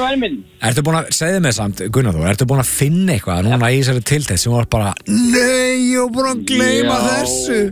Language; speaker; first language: Icelandic; native; Icelandic